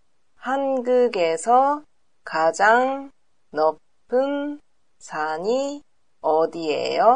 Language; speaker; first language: Korean; non-native, learner; Japanese